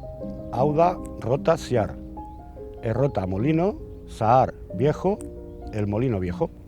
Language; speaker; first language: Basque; non-native, learner; Catalan